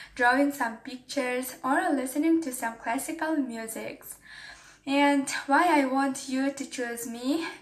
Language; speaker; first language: English; non-native, fluent; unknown